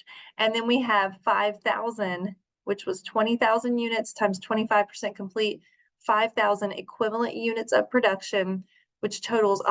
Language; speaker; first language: English; native; English